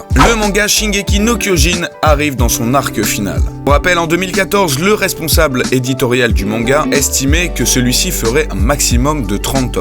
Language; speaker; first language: French; native; French